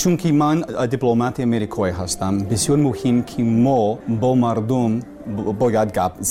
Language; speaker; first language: Persian; non-native, learner; English